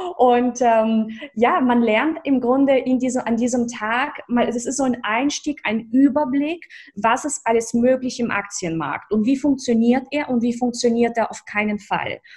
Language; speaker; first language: German; early bilingual, other home language; Russian